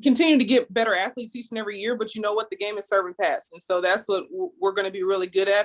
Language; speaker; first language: English; native; English